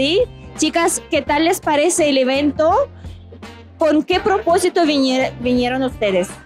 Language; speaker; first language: Spanish; non-native, fluent; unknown